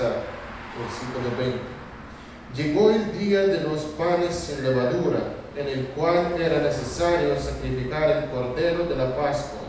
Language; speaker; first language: Spanish; non-native, fluent; Russian